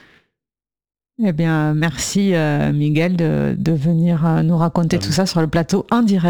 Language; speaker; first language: French; native; French